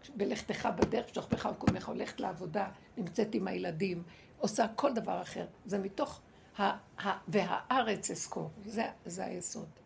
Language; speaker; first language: Hebrew; native; Hebrew